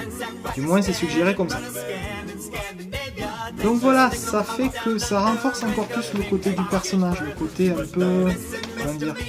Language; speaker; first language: French; native; French